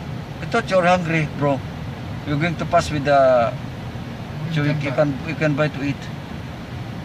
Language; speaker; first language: English; non-native, local second language; Filipino